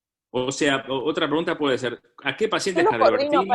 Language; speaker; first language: Spanish; native; Spanish